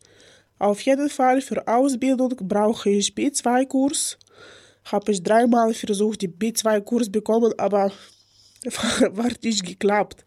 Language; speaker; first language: German; non-native, learner; Ukrainian